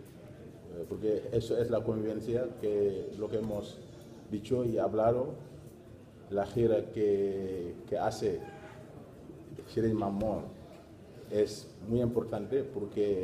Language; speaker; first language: Spanish; non-native, fluent; Wolof